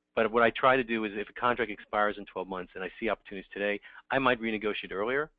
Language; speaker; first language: English; native; English